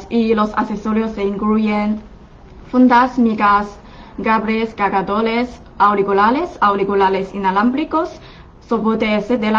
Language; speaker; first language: Spanish; non-native, fluent; Chinese